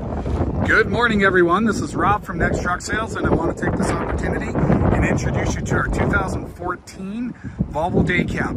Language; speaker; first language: English; native; English